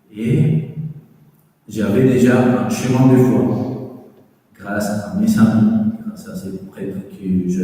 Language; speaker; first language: French; non-native, fluent; Spanish